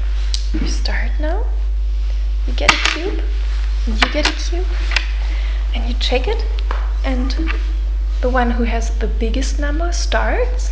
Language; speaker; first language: English; non-native, fluent; German